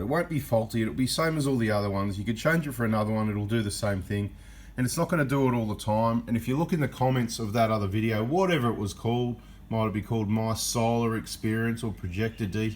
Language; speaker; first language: English; native; English